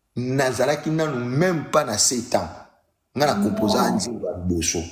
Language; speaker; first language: Lingala; non-native, local second language; Mongo